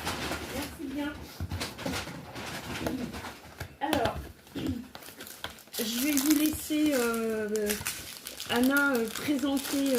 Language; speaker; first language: French; native; French